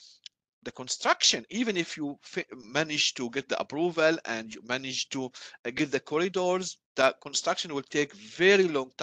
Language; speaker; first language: English; non-native, fluent; Arabic